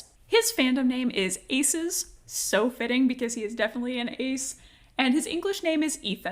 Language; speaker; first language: English; native; English